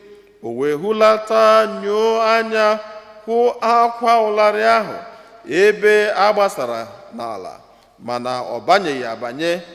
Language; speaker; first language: Igbo; native; Igbo